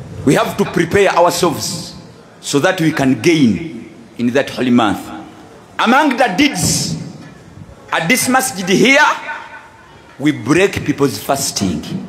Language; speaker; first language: English; non-native, local second language; Ganda